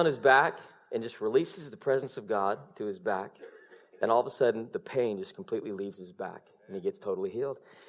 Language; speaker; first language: English; native; English